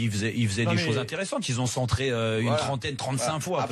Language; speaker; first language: French; native; French